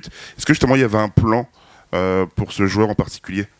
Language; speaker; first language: French; native; French